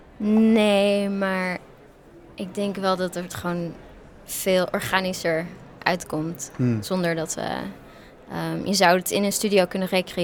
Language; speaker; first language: Dutch; native; Dutch